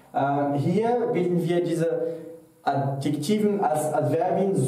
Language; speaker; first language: German; non-native, fluent; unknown